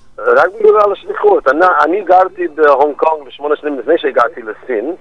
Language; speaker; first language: Hebrew; non-native, fluent; English